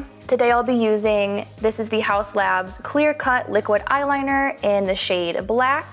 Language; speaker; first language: English; native; English